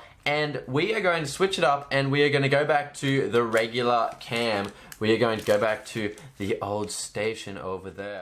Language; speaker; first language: English; native; English